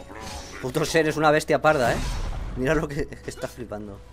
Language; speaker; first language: Spanish; native; Spanish